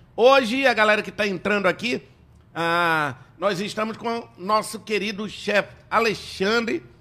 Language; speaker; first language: Portuguese; native; Portuguese